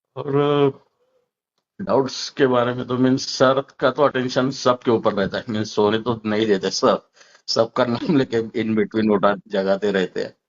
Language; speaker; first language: Hindi; non-native, local second language; Marathi